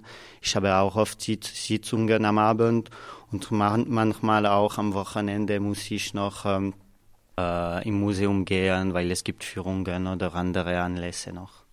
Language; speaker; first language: German; non-native, local second language; French